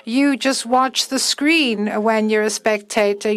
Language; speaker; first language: English; non-native, fluent; German